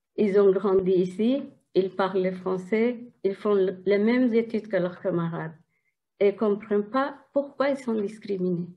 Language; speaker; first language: French; non-native, fluent; Tigrinya